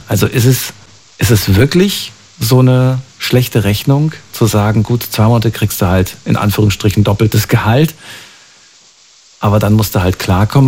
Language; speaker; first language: German; native; German